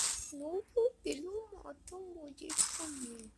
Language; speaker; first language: Spanish; native; Spanish